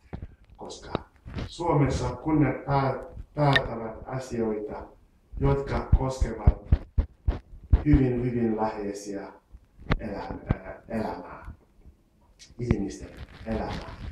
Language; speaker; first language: Finnish; non-native, fluent; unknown